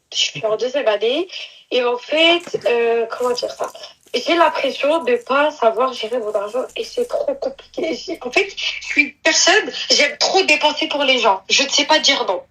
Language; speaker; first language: French; native; French